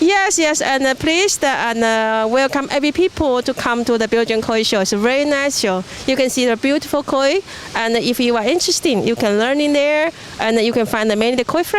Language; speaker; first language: English; non-native, learner; Chinese